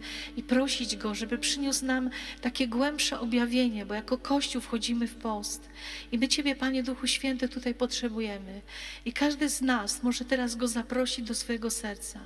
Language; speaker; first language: Polish; native; Polish